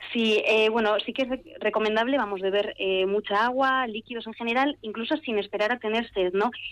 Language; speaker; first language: Spanish; native; Spanish